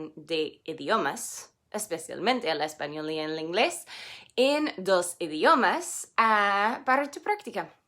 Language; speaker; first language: Spanish; non-native, fluent; English